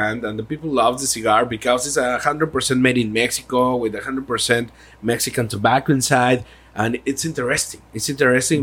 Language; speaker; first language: English; non-native, learner; Spanish